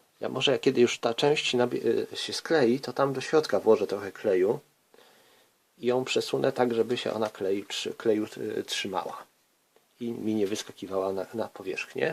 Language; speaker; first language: Polish; native; Polish